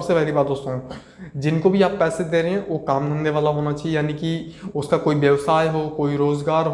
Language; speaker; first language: Hindi; native; Hindi